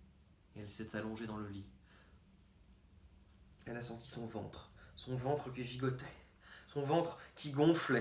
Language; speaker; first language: French; native; French